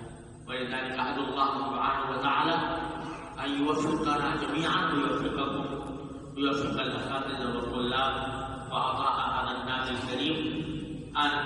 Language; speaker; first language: Arabic; non-native, fluent; Urdu